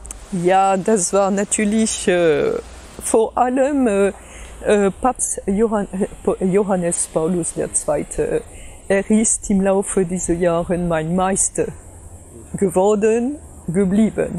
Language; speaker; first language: German; non-native, fluent; French